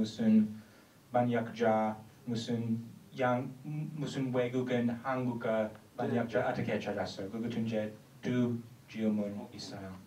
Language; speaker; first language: Korean; non-native, learner; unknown